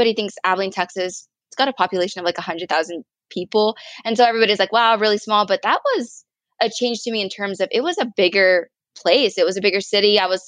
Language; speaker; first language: English; native; English